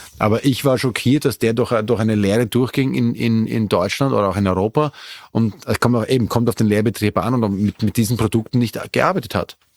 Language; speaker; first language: German; native; German